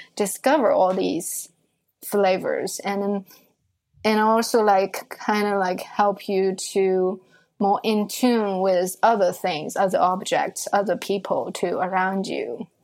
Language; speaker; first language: English; non-native, fluent; Chinese